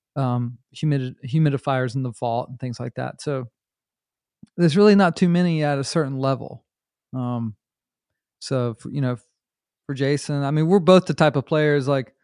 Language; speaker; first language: English; native; English